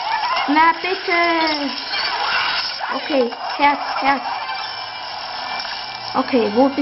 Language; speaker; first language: German; native; German